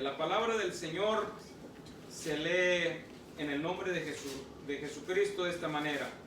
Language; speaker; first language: Spanish; native; Spanish